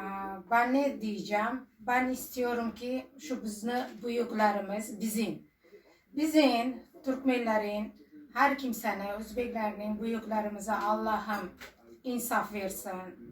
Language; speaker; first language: Turkish; non-native, learner; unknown